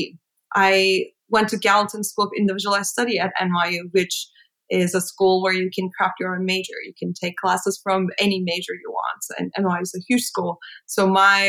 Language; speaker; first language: English; non-native, fluent; Turkish